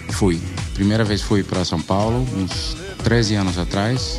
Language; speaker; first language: Portuguese; non-native, learner; Dutch